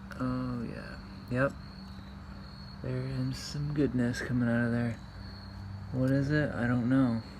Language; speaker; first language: English; native; English